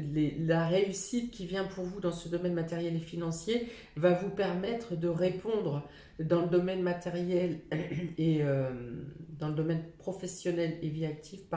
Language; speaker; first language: French; native; French